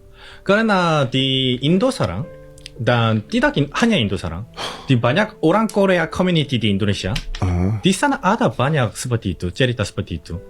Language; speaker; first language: Indonesian; non-native, learner; Korean